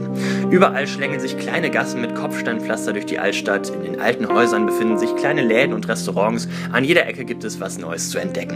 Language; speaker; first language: German; native; German